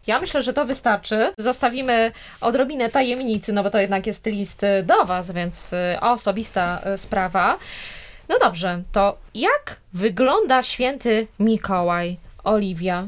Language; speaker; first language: Polish; native; Polish